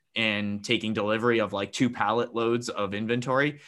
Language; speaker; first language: English; native; English